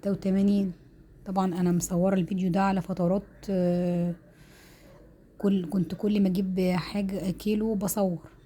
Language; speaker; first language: Arabic; native; Arabic